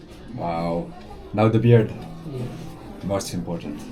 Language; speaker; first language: English; non-native, fluent; French